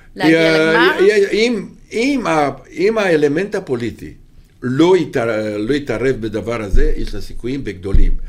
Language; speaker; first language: Hebrew; non-native, fluent; Romanian